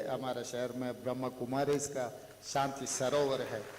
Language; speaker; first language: Hindi; non-native, local second language; Telugu